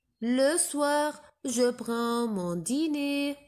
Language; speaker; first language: French; non-native, local second language; Arabic